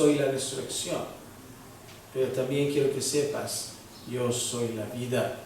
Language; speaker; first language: Spanish; early bilingual, heritage; Spanish